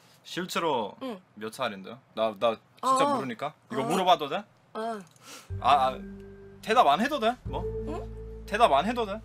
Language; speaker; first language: Korean; non-native, learner; Croatian